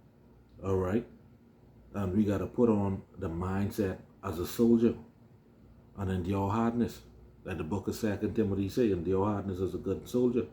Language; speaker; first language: English; native; English